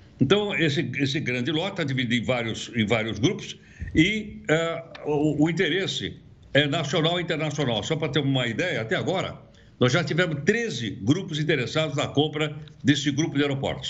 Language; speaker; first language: Portuguese; native; Portuguese